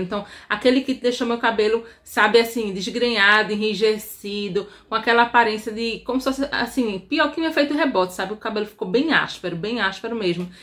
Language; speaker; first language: Portuguese; native; Portuguese